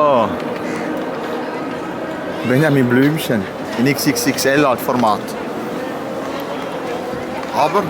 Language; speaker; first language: German; non-native, local second language; Croatian